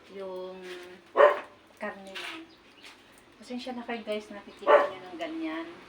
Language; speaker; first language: Filipino; non-native, local second language; Waray